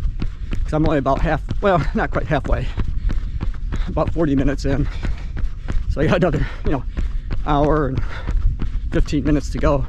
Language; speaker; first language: English; native; English